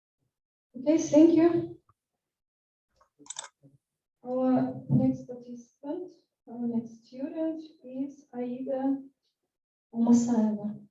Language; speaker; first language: English; non-native, fluent; Russian